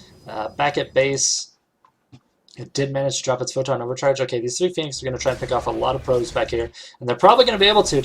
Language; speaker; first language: English; native; English